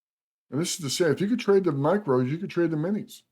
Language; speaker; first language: English; native; English